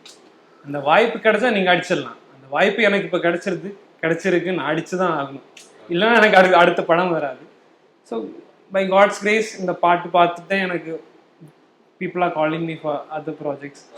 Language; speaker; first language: Tamil; non-native, fluent; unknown